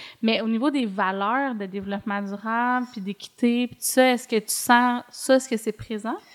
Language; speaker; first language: French; native; French